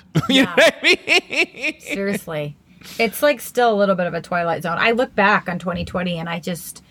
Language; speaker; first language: English; native; English